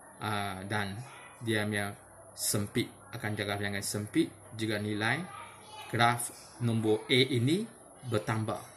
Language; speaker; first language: Malay; non-native, local second language; Chinese